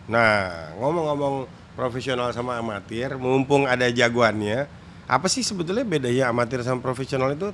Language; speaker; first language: Indonesian; native; Indonesian